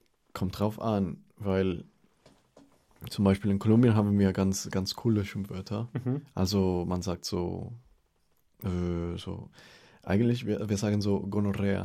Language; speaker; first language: German; non-native, fluent; Spanish